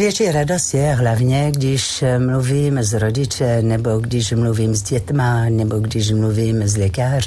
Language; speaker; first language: Czech; non-native, fluent; French